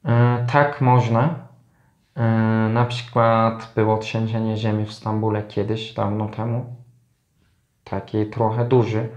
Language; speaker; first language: Polish; non-native, learner; Turkish